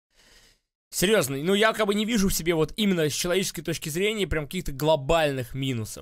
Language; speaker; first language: Russian; native; Russian